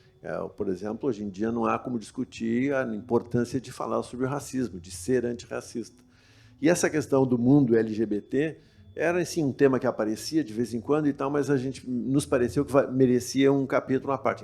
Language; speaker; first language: Portuguese; native; Portuguese